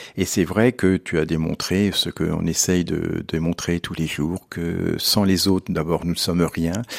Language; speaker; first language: French; native; French